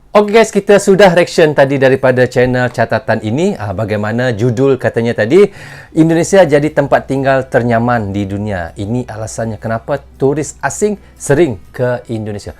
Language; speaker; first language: Malay; native; Malay